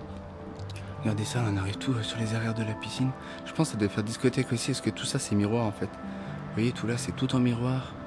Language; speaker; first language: French; native; French